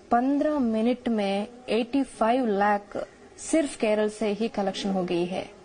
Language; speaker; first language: Hindi; non-native, local second language; Malayalam